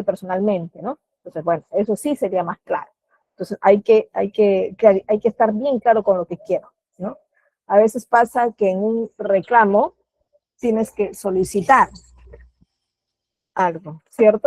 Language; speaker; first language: Spanish; native; Spanish